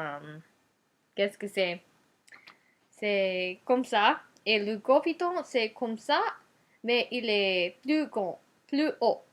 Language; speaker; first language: French; non-native, learner; Japanese